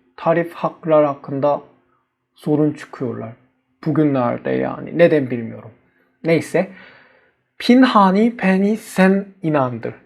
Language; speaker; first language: Turkish; non-native, learner; Korean